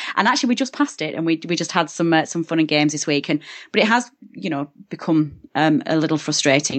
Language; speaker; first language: English; native; English